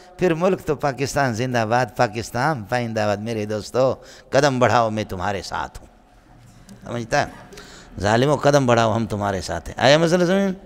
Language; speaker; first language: Urdu; non-native, local second language; Brahui